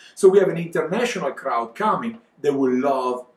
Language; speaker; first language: English; non-native, fluent; Italian